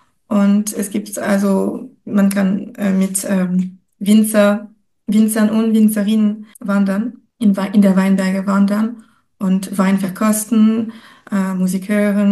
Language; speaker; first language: German; non-native, fluent; French